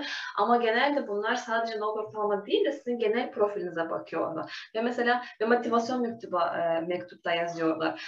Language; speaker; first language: Turkish; non-native, fluent; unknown